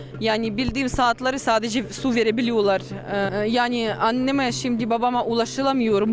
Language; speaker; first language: Turkish; non-native, learner; Russian